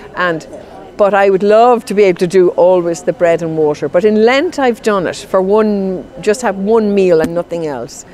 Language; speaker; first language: English; native; English